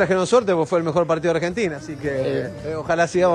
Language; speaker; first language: Spanish; native; Spanish